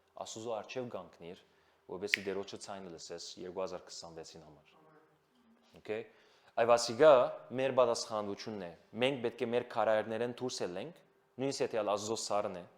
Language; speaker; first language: Armenian; early bilingual, heritage; Armenian